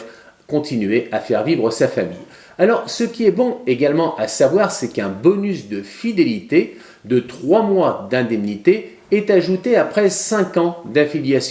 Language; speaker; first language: French; native; French